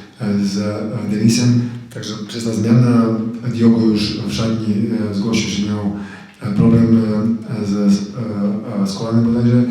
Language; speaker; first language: Polish; non-native, fluent; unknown